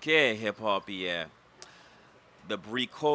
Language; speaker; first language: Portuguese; non-native, learner; English